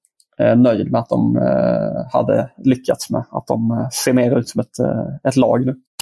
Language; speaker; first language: Swedish; native; Swedish